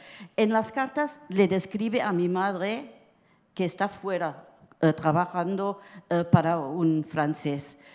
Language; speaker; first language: Spanish; early bilingual, heritage; Spanish